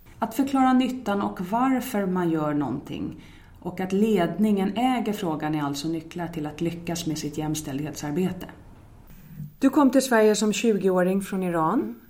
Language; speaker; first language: Swedish; native; Swedish